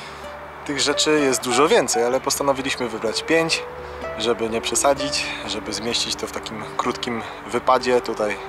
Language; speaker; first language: Polish; native; Polish